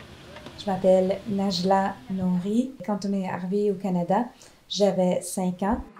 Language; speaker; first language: French; early bilingual, other home language; Persian